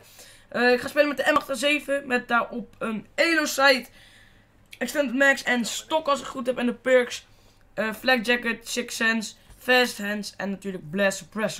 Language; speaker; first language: Dutch; native; Dutch